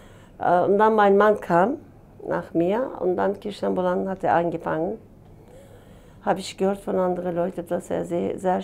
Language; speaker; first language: German; non-native, learner; Turkish